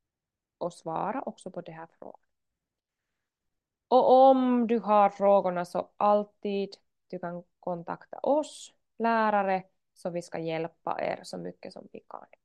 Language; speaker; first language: Swedish; non-native, local second language; Finnish